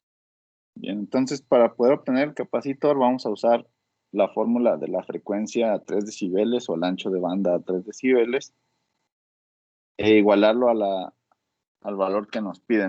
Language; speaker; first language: Spanish; native; Spanish